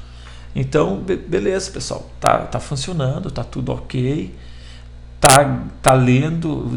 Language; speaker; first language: Portuguese; native; Portuguese